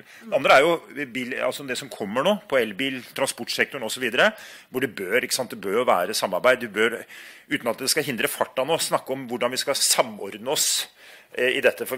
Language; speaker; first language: Norwegian; native; Norwegian